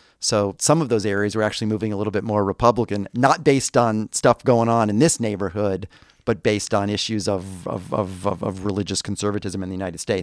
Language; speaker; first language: English; native; English